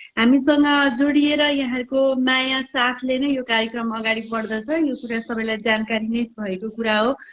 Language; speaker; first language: Nepali; native; Nepali